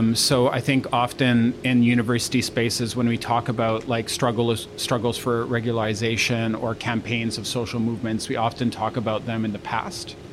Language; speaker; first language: English; native; English